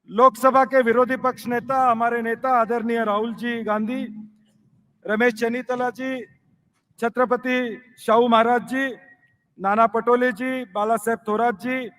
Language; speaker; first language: Hindi; non-native, local second language; Marathi